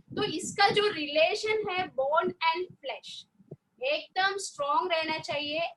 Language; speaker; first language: Hindi; non-native, local second language; Malayalam